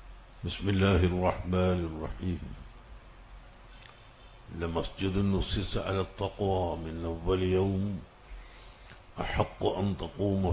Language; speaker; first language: Arabic; non-native, fluent; Malayalam